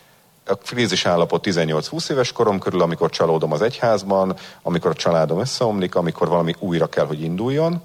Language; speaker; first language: Hungarian; native; Hungarian